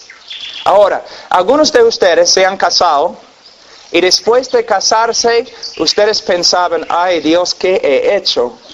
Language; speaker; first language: Spanish; non-native, fluent; English